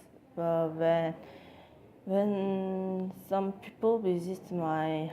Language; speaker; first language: English; non-native, learner; Korean